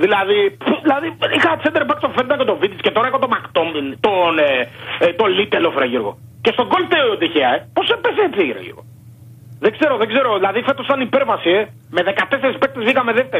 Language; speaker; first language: Greek; native; Greek